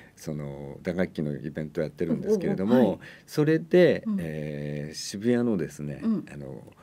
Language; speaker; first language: Japanese; native; Japanese